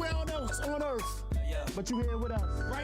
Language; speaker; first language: English; native; English